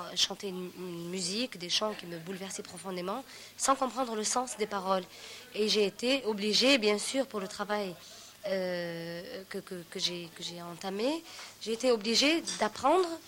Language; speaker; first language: French; non-native, local second language; Central Atlas Tamazight